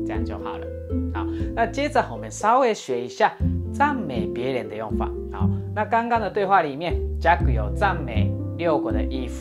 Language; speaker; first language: Chinese; non-native, fluent; Japanese